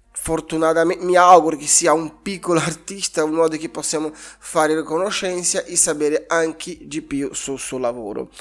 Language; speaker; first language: Italian; non-native, fluent; Portuguese